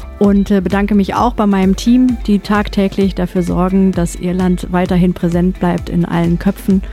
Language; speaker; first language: German; native; German